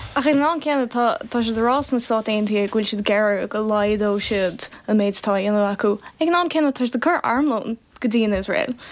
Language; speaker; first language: Irish; native; Irish